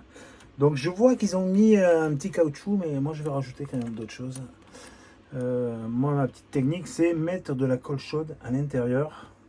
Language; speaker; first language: French; native; French